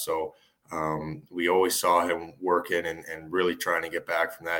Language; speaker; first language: English; native; English